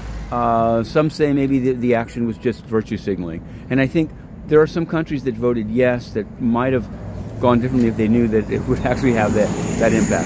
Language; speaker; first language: English; native; English